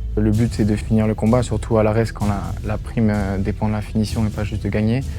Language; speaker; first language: French; native; French